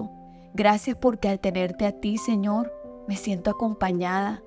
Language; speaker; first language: Spanish; native; Spanish